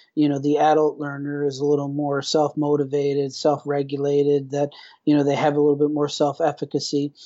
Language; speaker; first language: English; native; English